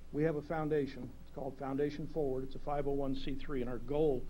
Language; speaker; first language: English; native; English